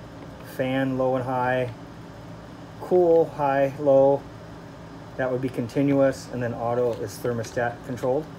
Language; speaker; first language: English; native; English